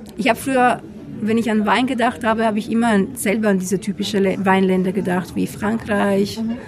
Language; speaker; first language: German; non-native, fluent; Italian